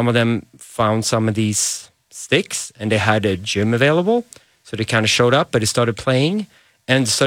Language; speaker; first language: English; non-native, fluent; Swedish